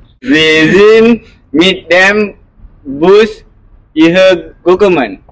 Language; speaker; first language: German; non-native, learner; Malay